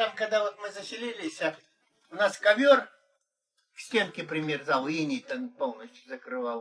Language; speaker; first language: Russian; native; Russian